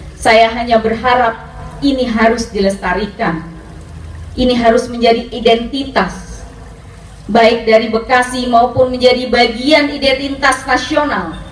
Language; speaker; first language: Indonesian; native; Indonesian